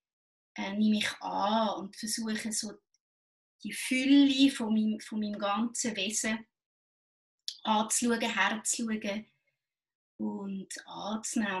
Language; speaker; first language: German; native; German